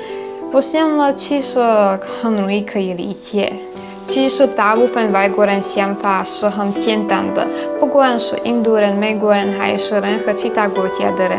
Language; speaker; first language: Chinese; non-native, fluent; Slovak